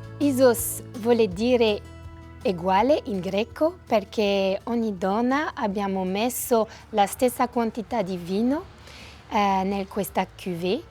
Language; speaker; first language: Italian; non-native, fluent; French